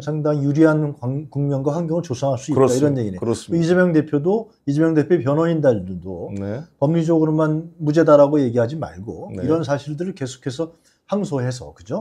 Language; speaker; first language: Korean; native; Korean